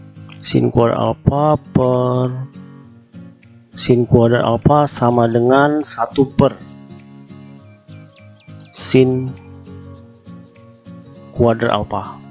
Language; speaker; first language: Indonesian; native; Indonesian